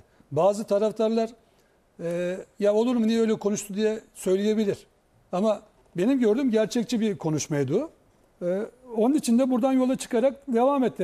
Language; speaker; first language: Turkish; native; Turkish